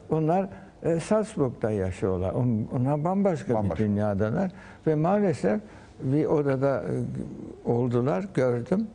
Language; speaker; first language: Turkish; early bilingual, heritage; Turkish